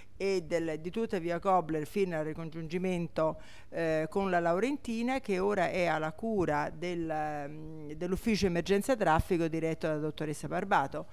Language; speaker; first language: Italian; native; Italian